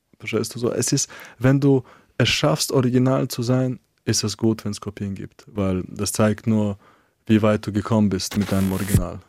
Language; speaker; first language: German; non-native, fluent; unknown